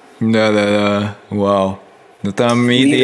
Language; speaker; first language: Russian; non-native, local second language; Latvian